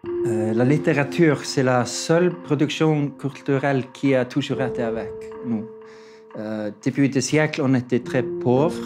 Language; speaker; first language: French; non-native, fluent; Icelandic